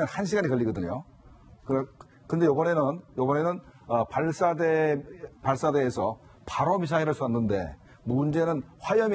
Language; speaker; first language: Korean; native; Korean